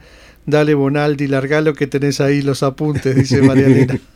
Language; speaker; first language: Spanish; native; Spanish